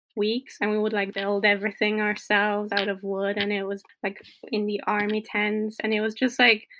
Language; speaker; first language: English; non-native, fluent; Polish